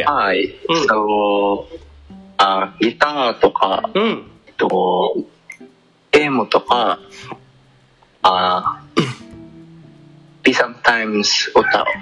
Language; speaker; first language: Japanese; non-native, learner; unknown